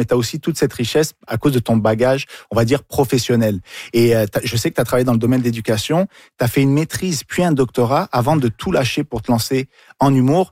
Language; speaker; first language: French; native; French